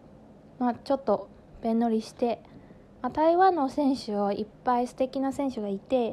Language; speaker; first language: Japanese; non-native, fluent; Chinese